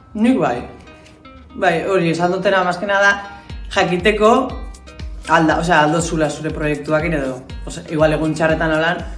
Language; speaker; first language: Basque; native; Basque